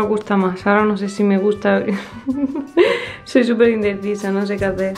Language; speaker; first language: Spanish; native; Spanish